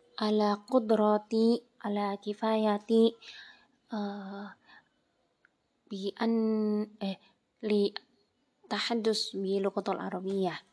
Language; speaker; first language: Arabic; non-native, learner; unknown